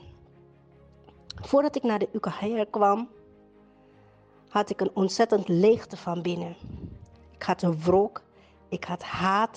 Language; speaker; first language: Dutch; native; Dutch